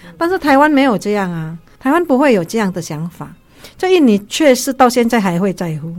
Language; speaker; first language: Chinese; non-native, fluent; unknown